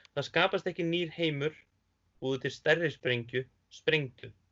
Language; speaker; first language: Icelandic; native; Icelandic